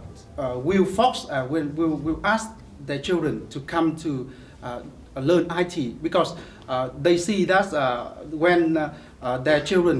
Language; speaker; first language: English; non-native, fluent; Vietnamese